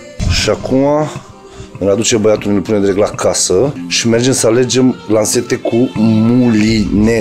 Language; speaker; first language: Romanian; native; Romanian